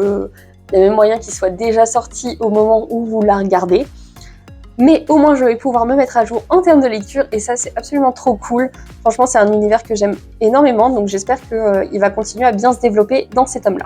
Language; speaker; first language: French; native; French